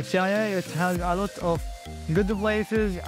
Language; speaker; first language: English; non-native, learner; Arabic